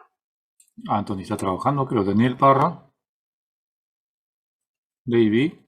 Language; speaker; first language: Spanish; native; Spanish